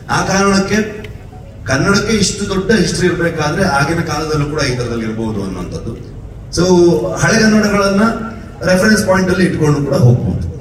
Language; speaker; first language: Kannada; native; Kannada